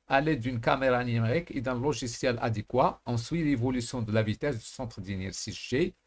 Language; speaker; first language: French; non-native, local second language; Arabic